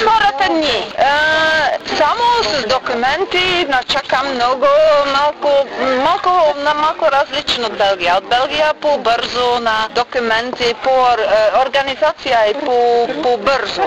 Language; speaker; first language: Bulgarian; non-native, learner; Dutch